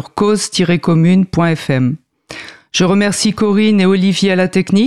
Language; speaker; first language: French; native; French